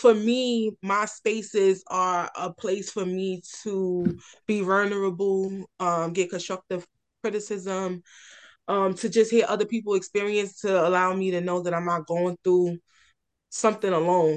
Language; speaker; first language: English; native; English